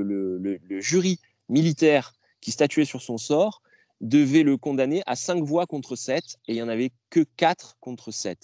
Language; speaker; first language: French; native; French